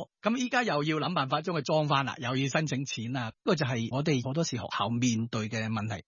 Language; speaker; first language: Cantonese; native; Cantonese